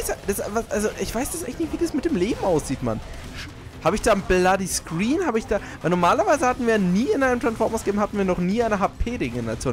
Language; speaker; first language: German; native; German